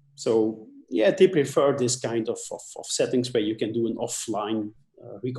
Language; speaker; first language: English; non-native, fluent; Dutch